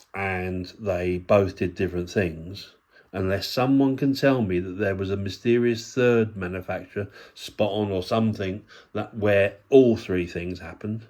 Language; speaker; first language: English; native; English